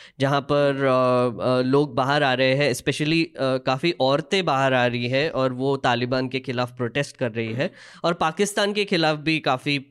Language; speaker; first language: Hindi; non-native, local second language; Marathi